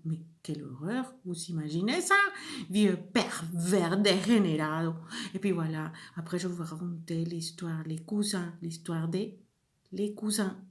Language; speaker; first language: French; non-native, fluent; Spanish